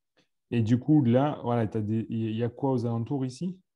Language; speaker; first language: French; native; French